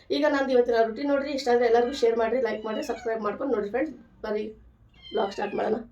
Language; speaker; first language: Kannada; native; Kannada